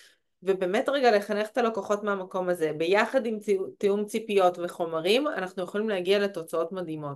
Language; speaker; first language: Hebrew; native; Hebrew